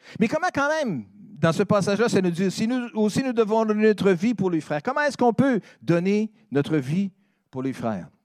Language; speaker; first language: French; native; French